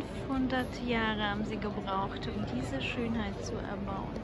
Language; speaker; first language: German; early bilingual, other home language; Russian